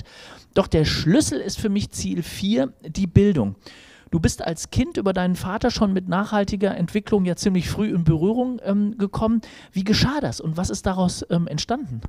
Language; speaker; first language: German; native; German